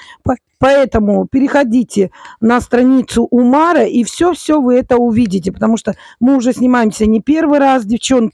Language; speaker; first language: Russian; native; Russian